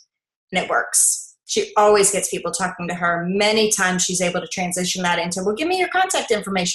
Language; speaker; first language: English; native; English